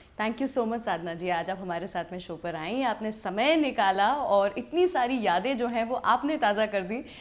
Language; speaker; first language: Hindi; native; Hindi